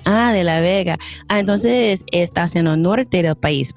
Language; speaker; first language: Spanish; non-native, fluent; English